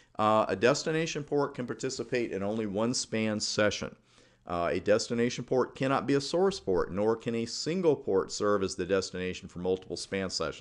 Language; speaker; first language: English; native; English